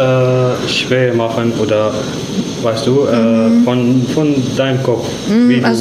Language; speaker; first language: German; non-native, learner; Arabic